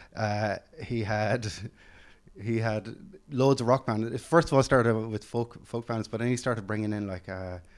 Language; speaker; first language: English; native; English